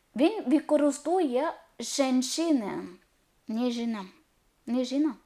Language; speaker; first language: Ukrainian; non-native, learner; Malayalam